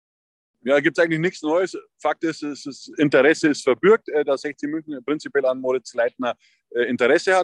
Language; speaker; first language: German; native; German